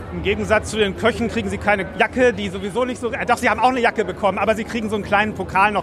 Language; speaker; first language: German; native; German